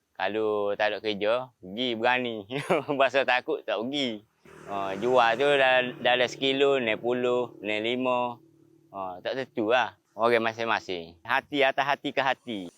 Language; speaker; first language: Malay; native; Malay